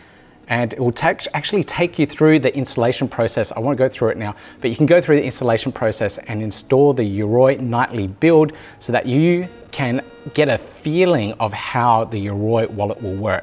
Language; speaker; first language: English; native; English